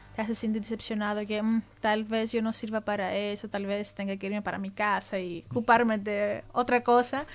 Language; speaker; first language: Spanish; non-native, fluent; Greek